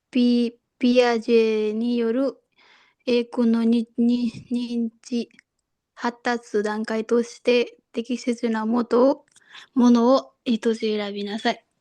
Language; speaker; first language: Japanese; non-native, learner; Nepali